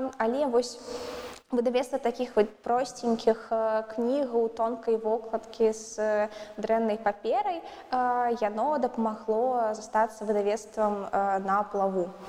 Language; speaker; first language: Belarusian; non-native, local second language; Russian